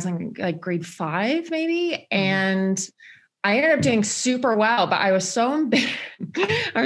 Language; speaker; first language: English; native; English